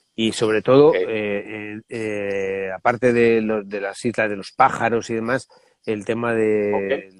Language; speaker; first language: Spanish; native; Spanish